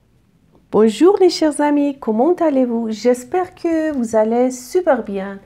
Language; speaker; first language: French; non-native, fluent; Persian